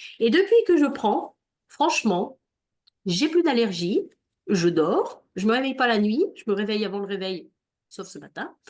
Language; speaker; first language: French; native; French